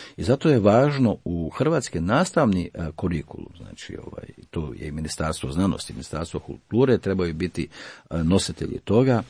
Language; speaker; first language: Croatian; native; Croatian